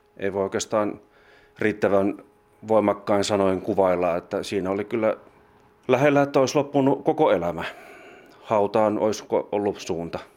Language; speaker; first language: Finnish; native; Finnish